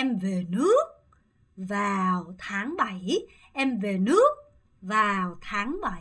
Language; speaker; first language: Vietnamese; non-native, fluent; Korean